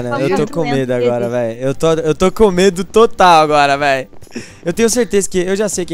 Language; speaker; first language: Portuguese; native; Portuguese